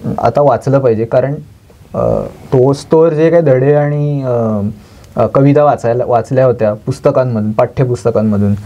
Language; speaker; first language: Marathi; native; Marathi